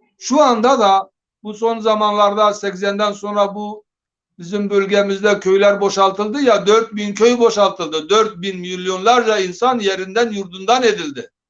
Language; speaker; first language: Turkish; non-native, local second language; Zaza